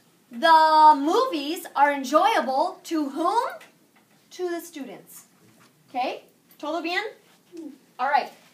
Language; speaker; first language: English; native; English